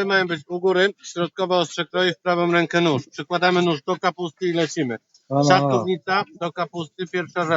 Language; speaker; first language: Polish; native; Polish